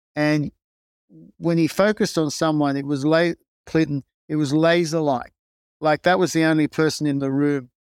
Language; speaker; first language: English; non-native, local second language; Greek